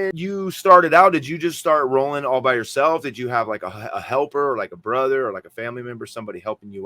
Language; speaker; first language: English; native; English